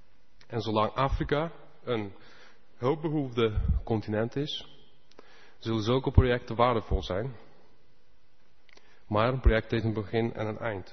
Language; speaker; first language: Dutch; non-native, fluent; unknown